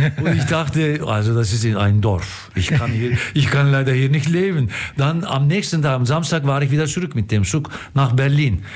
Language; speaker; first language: German; non-native, fluent; Turkish